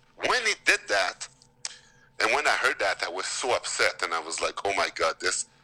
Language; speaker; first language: English; native; English